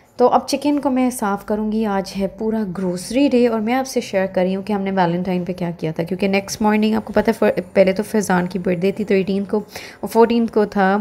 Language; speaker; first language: Urdu; native; Urdu